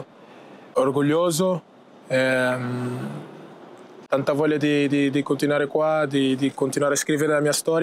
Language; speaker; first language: Italian; non-native, fluent; Portuguese